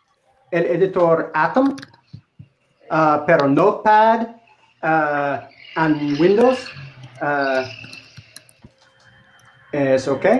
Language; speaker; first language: Spanish; non-native, learner; English